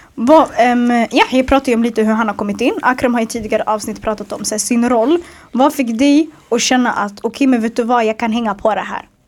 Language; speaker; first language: Swedish; early bilingual, other home language; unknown